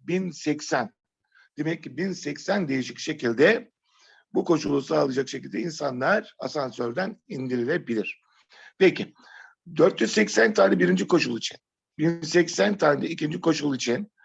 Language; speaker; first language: Turkish; native; Turkish